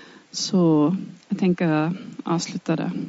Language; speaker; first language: Norwegian; non-native, fluent; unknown